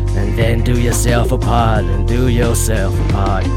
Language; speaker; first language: English; native; English